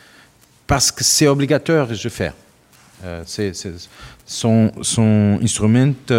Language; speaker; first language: French; non-native, learner; Portuguese